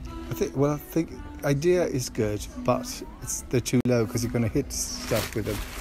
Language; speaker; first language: English; non-native, fluent; Swedish